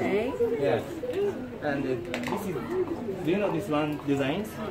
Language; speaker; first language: English; non-native, learner; Japanese